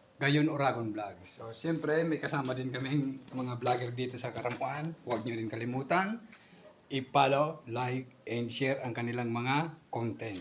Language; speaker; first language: Filipino; non-native, local second language; Bikol